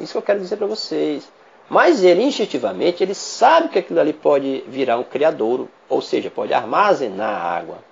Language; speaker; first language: Portuguese; native; Portuguese